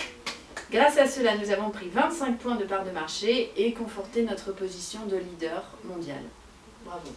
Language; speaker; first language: French; native; French